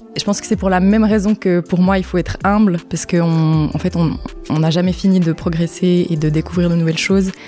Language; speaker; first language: French; native; French